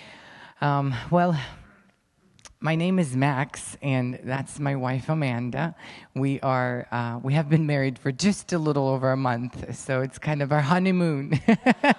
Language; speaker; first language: English; non-native, fluent; Ukrainian